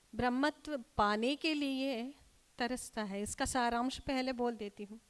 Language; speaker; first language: Hindi; non-native, local second language; Kannada